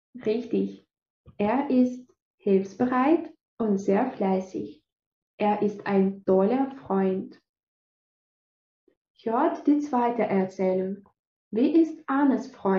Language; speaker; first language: German; non-native, fluent; Russian